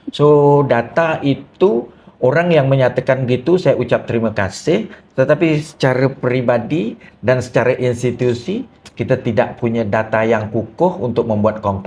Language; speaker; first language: Malay; native; Malay